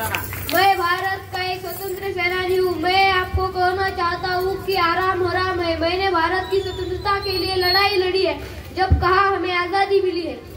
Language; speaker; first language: Hindi; non-native, local second language; Marathi